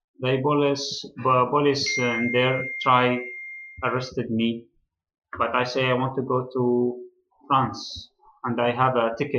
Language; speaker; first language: English; non-native, learner; Arabic